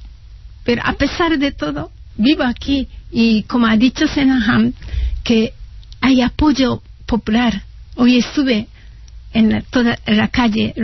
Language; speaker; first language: Spanish; non-native, fluent; Japanese